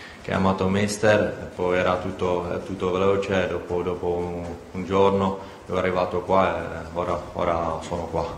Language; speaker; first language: Italian; non-native, learner; Czech